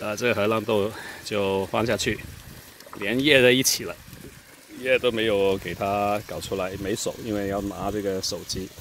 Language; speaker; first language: Chinese; non-native, local second language; Cantonese